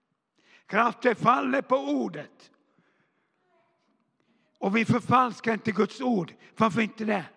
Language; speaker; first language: Swedish; non-native, fluent; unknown